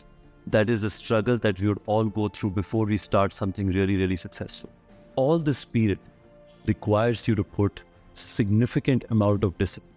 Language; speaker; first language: English; non-native, local second language; Hindi